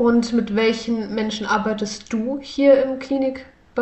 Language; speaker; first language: German; native; German